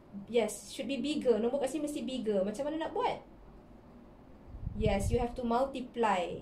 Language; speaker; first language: English; non-native, local second language; Malay